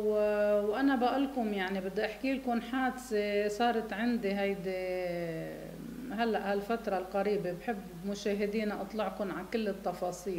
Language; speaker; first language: Arabic; native; Arabic